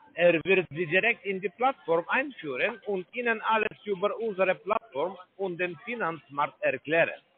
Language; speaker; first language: German; non-native, learner; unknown